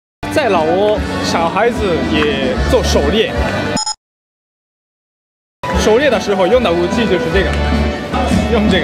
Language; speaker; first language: Chinese; non-native, fluent; Japanese